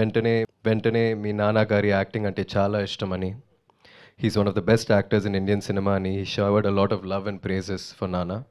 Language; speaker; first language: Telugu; non-native, learner; Tamil